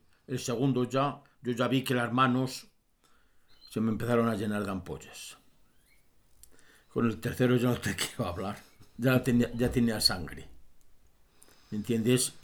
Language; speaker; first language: Spanish; native; Spanish